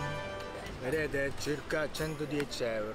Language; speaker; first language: Italian; non-native, learner; Japanese